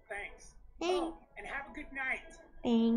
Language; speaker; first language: English; non-native, fluent; Indonesian